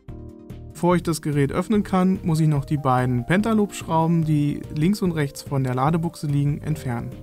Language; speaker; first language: German; native; German